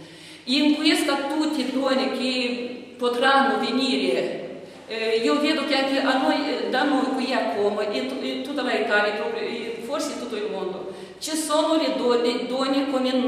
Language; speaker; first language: Italian; non-native, fluent; Romanian